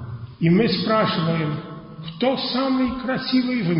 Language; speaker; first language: Russian; non-native, fluent; Polish